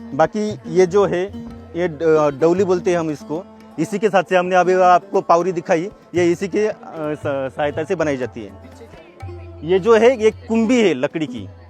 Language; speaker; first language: Hindi; non-native, local second language; Kukna